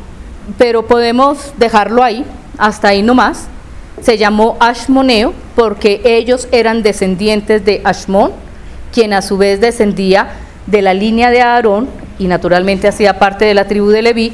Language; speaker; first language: Spanish; native; Spanish